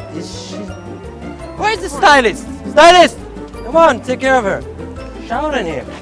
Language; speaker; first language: English; non-native, fluent; Hebrew